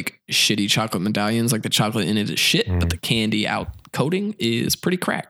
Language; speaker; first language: English; native; English